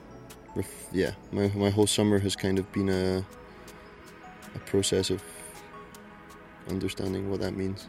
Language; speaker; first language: English; native; English